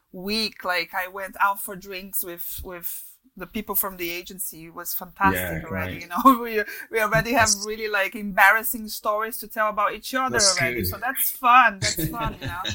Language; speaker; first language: English; non-native, fluent; Portuguese